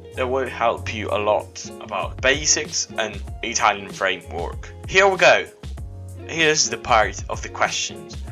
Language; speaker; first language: English; non-native, fluent; Italian